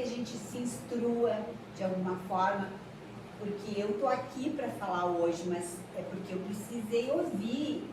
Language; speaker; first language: Portuguese; native; Portuguese